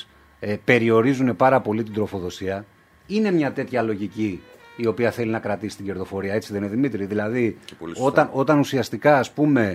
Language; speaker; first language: Greek; native; Greek